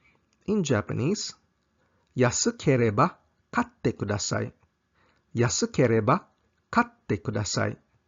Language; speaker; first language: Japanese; non-native, fluent; English